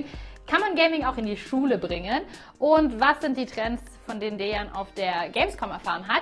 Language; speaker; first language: German; native; German